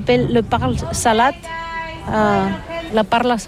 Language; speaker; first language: French; non-native, learner; Catalan